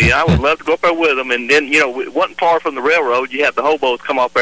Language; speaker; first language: English; native; English